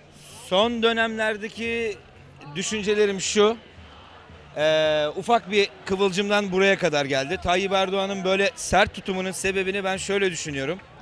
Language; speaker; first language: Turkish; native; Turkish